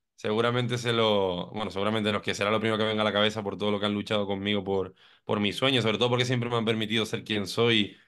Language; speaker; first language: Spanish; native; Spanish